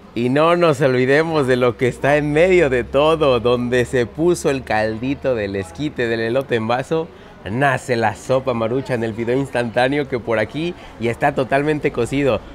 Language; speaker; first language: Spanish; native; Spanish